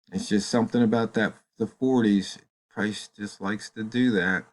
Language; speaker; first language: English; native; English